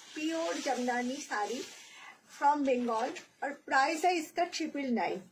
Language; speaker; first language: Hindi; non-native, local second language; Bangla